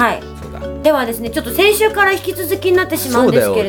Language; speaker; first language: Japanese; native; Japanese